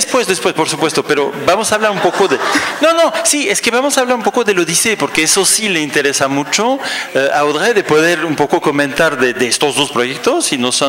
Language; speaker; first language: Spanish; non-native, fluent; French